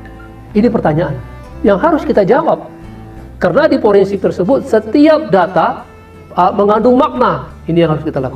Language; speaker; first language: Indonesian; native; Indonesian